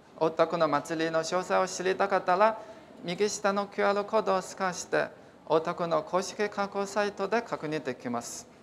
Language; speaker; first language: Japanese; non-native, fluent; Chinese